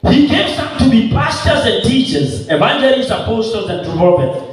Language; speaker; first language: English; non-native, local second language; Swahili